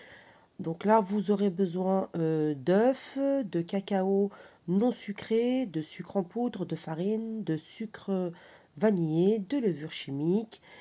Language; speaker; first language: French; native; French